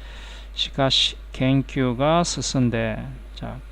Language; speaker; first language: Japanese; non-native, fluent; Korean